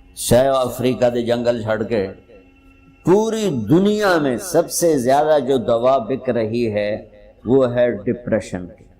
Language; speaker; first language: Urdu; non-native, local second language; Punjabi